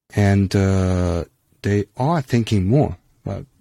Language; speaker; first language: English; non-native, fluent; Chinese